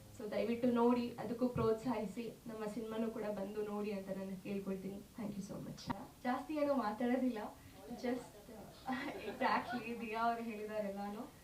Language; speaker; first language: Kannada; native; Kannada